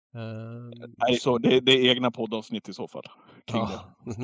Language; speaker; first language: Swedish; native; Swedish